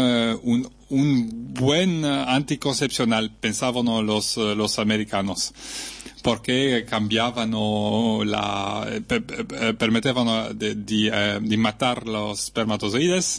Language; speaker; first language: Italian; non-native, fluent; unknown